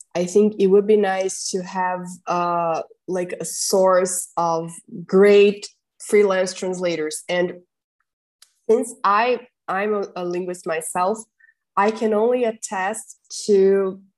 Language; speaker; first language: English; non-native, fluent; Portuguese